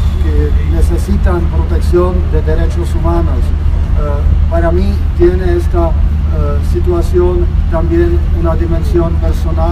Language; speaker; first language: Spanish; non-native, fluent; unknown